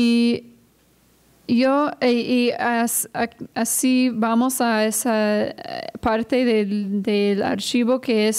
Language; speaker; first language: Spanish; non-native, fluent; English